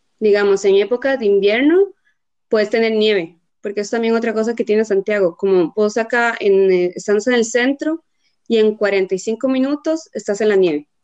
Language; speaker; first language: Spanish; native; Spanish